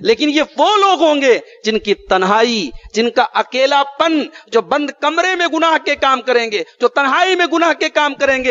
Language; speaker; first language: Urdu; native; Urdu